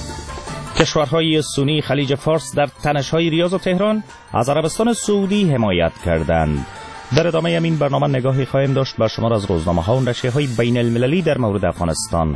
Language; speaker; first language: Persian; native; Persian